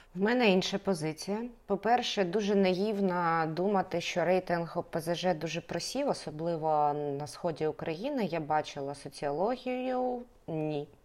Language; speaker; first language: Ukrainian; native; Ukrainian